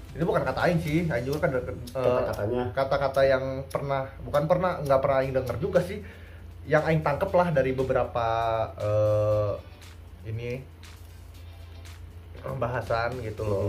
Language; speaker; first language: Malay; non-native, local second language; Sundanese